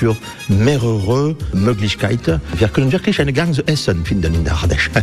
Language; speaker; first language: German; non-native, learner; French